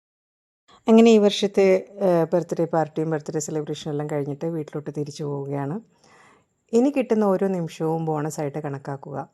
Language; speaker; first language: Malayalam; native; Malayalam